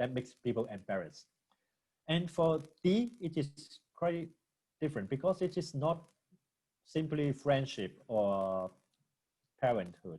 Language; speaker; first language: English; non-native, local second language; Cantonese